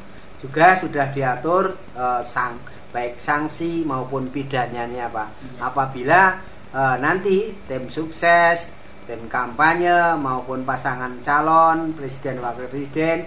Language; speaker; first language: Indonesian; native; Indonesian